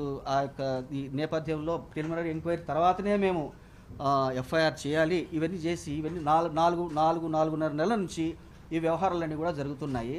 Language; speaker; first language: Telugu; native; Telugu